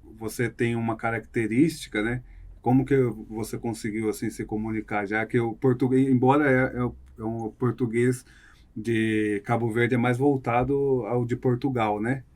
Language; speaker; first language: Portuguese; native; Portuguese